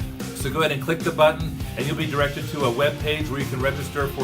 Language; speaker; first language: English; native; English